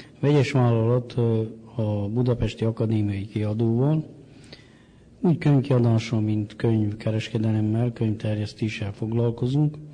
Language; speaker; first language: Hungarian; native; Hungarian